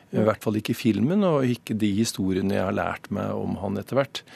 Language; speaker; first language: Norwegian; native; Norwegian